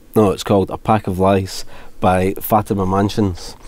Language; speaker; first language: English; native; English